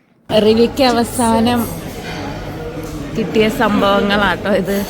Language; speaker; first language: Malayalam; native; Malayalam